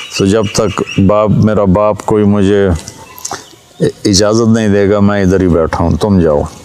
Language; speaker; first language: Urdu; non-native, local second language; Punjabi